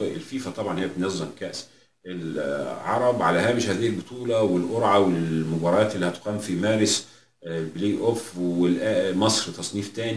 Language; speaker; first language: Arabic; native; Arabic